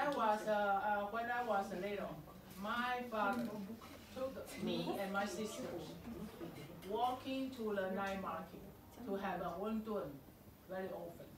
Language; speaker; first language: English; non-native, fluent; Chinese